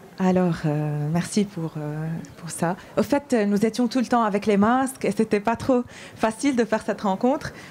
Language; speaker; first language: French; non-native, local second language; Arabic